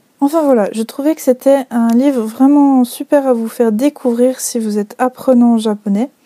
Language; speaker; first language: French; native; French